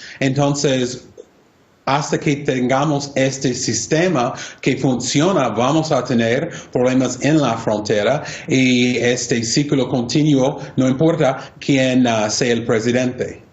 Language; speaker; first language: Spanish; non-native, fluent; English